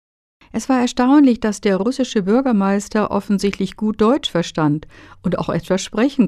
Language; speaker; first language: German; native; German